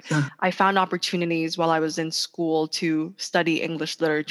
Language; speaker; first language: English; non-native, local second language; Hiligaynon